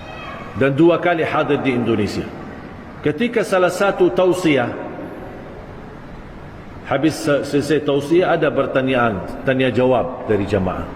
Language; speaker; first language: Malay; non-native, fluent; Arabic